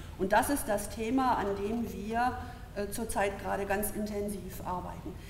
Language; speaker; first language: German; native; German